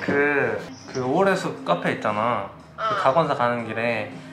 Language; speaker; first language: Korean; native; Korean